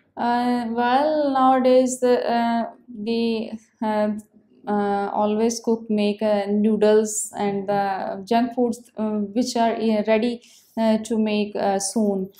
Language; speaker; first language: English; non-native, local second language; Punjabi